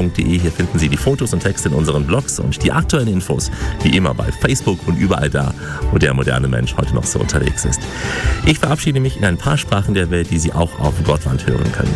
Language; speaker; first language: German; native; German